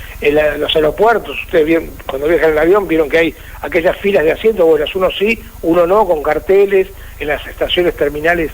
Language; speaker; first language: Spanish; native; Spanish